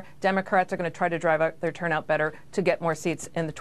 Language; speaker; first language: English; native; English